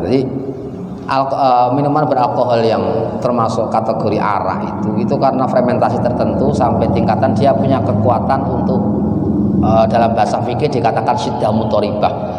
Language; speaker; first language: Indonesian; native; Indonesian